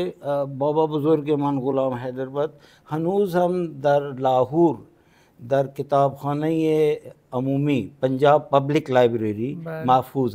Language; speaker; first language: Persian; non-native, fluent; Punjabi